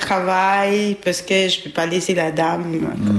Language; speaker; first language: French; non-native, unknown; Albanian